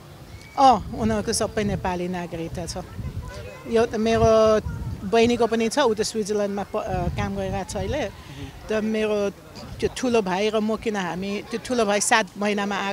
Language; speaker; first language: Nepali; early bilingual, other home language; German